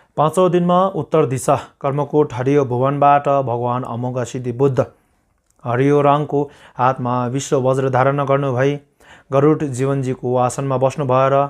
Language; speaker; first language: Nepali; non-native, local second language; Sherpa